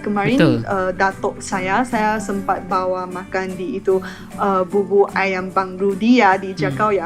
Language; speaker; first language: Indonesian; non-native, fluent; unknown